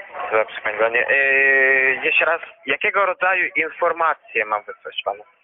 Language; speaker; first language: Polish; non-native, learner; Ukrainian